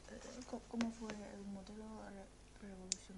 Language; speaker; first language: Spanish; non-native, fluent; Chinese